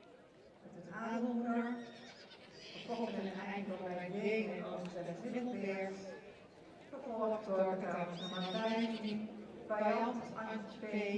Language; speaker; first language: Dutch; native; Dutch